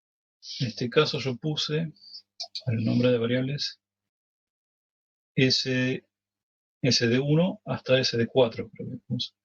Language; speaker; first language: Spanish; native; Spanish